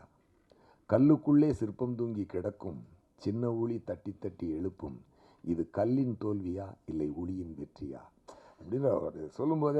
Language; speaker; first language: Tamil; native; Tamil